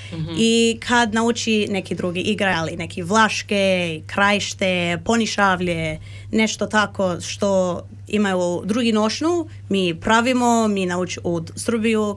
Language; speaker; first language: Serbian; early bilingual, heritage; Serbian